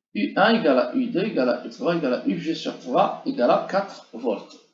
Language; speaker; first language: French; non-native, local second language; Arabic